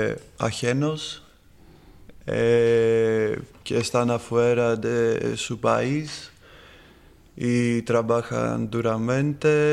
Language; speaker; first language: Spanish; non-native, learner; Greek